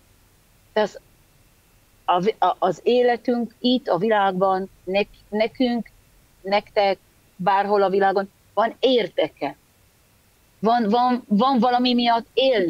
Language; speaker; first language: Hungarian; early bilingual, heritage; Hebrew